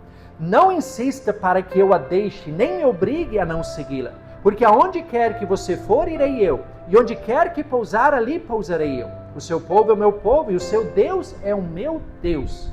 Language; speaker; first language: Portuguese; native; Portuguese